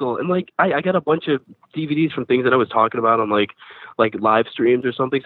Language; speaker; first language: English; native; English